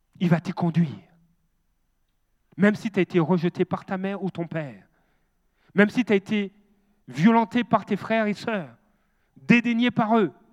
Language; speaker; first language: French; native; French